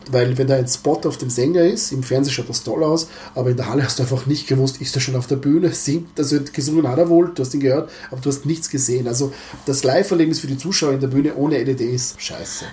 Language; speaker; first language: German; early bilingual, other home language; Croatian